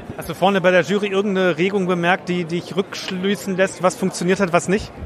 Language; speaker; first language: German; native; German